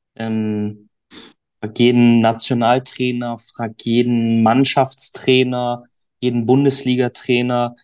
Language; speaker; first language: German; native; German